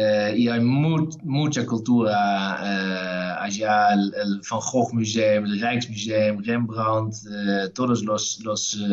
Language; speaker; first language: Spanish; non-native, fluent; Dutch